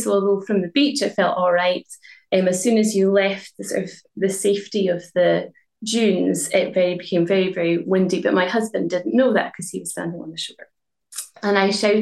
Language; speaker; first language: English; native; English